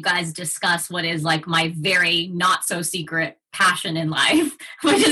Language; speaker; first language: English; early bilingual, other home language; Spanish